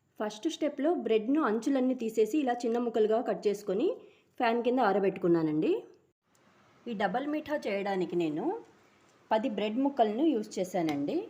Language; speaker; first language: Telugu; non-native, local second language; Urdu